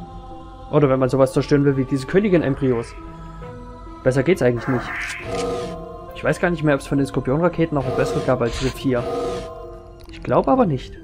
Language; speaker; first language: German; native; German